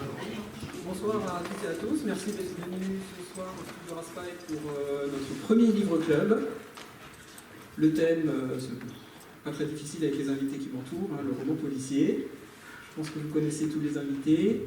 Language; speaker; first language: French; native; French